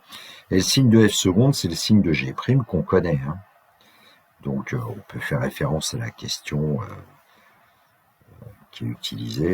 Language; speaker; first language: French; native; French